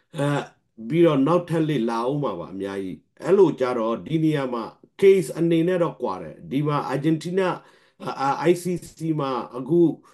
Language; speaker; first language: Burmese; non-native, local second language; Rohingya